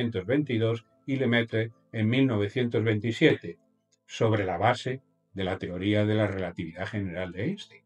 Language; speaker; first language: Spanish; native; Spanish